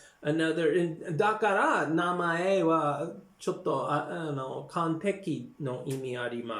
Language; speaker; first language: Japanese; non-native, learner; English